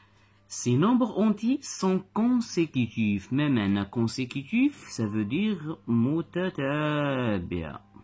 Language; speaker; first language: French; non-native, local second language; Arabic